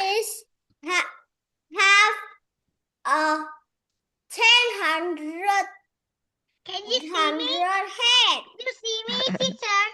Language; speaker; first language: English; non-native, learner; Vietnamese